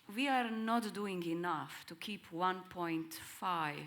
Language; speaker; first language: English; non-native, fluent; Slovenian